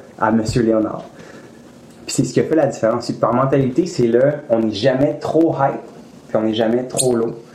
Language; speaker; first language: French; native; French